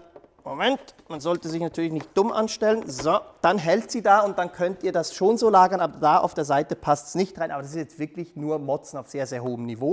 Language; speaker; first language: German; native; German